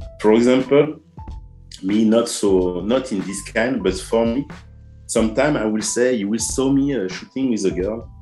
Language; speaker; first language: English; non-native, learner; French